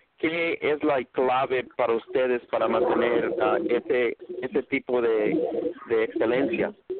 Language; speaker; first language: Spanish; early bilingual, heritage; Spanish